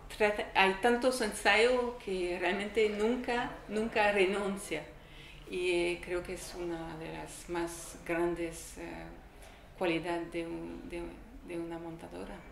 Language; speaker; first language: Spanish; non-native, learner; French